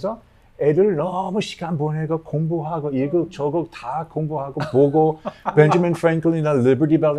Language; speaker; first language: Korean; non-native, learner; English